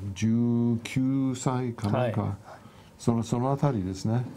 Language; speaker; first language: Japanese; non-native, fluent; English